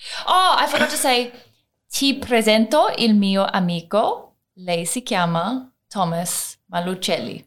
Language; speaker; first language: Italian; non-native, learner; English